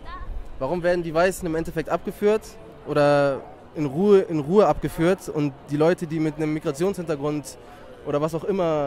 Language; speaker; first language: German; native; German